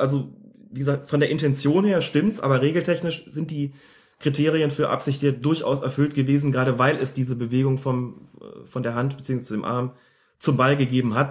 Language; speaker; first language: German; native; German